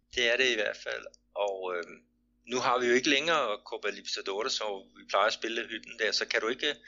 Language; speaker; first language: Danish; native; Danish